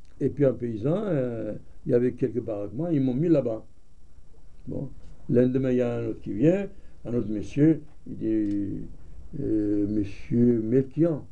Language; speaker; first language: French; non-native, fluent; Armenian